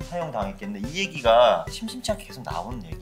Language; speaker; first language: Korean; native; Korean